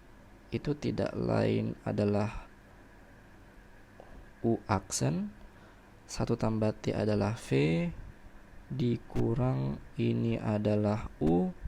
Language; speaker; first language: Indonesian; native; Indonesian